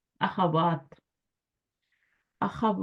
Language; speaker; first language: Arabic; non-native, learner; Urdu